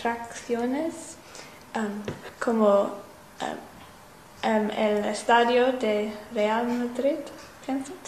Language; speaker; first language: Spanish; non-native, learner; English